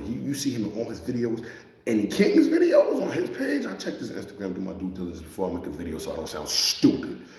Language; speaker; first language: English; native; English